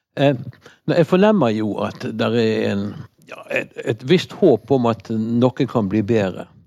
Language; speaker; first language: Norwegian; native; Norwegian